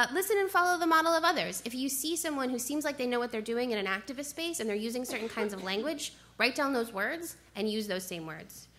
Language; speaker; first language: English; native; English